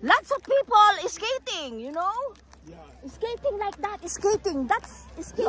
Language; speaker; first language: English; non-native, local second language; Cebuano